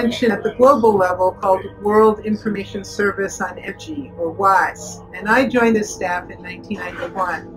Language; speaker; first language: English; native; English